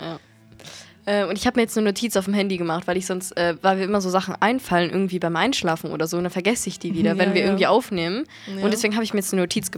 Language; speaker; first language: German; native; German